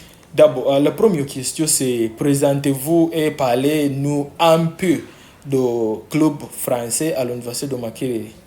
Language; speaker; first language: French; non-native, fluent; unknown